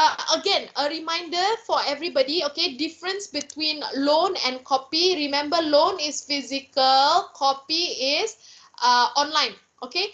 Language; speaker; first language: English; non-native, local second language; Malay